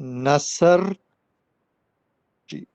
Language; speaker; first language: Arabic; non-native, learner; Urdu